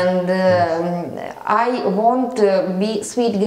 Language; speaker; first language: English; non-native, learner; Russian